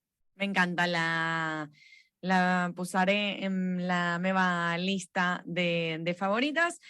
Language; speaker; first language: Catalan; non-native, local second language; Spanish